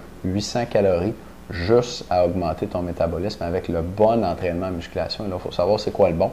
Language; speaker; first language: French; native; French